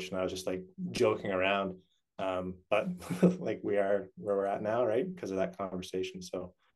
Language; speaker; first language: English; native; English